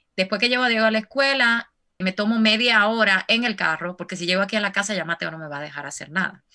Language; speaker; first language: Spanish; native; Spanish